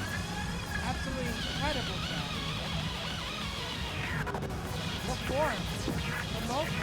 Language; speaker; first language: English; native; English